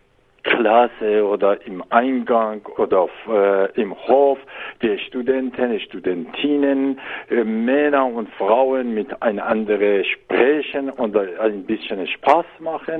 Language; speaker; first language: German; non-native, learner; Persian